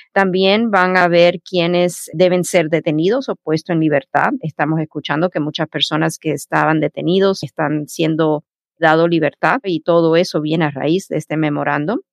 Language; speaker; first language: Spanish; early bilingual, heritage; Spanish